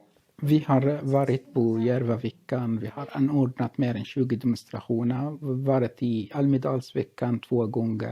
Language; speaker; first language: Swedish; non-native, fluent; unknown